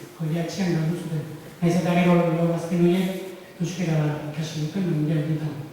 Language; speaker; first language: Basque; native; Basque